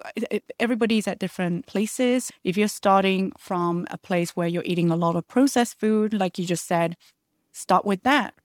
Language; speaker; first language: English; early bilingual, other home language; Chinese